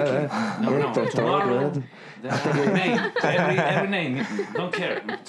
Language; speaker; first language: English; non-native, learner; Spanish